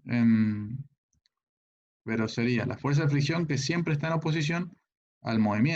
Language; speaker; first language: Spanish; native; Spanish